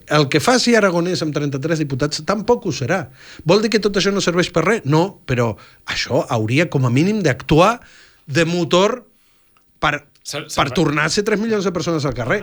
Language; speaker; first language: Catalan; native; Catalan